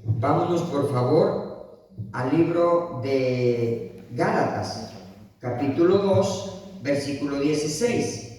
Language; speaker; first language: Spanish; native; Spanish